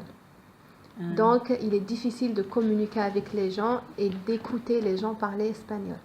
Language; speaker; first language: French; native; French